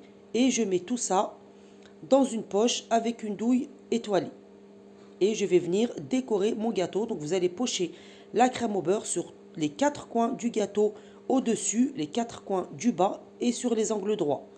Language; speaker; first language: French; native; French